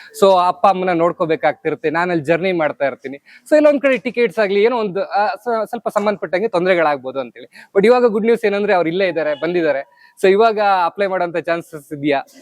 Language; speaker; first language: Kannada; native; Kannada